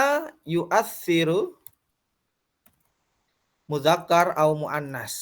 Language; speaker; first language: Arabic; non-native, fluent; Indonesian